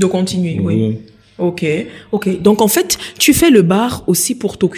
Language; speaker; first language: French; native; French